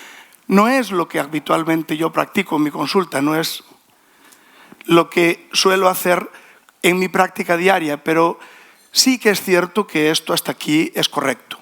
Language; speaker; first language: Spanish; native; Spanish